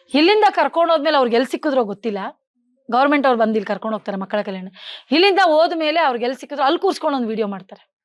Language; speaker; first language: Kannada; native; Kannada